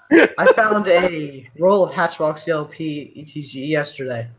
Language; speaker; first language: English; native; English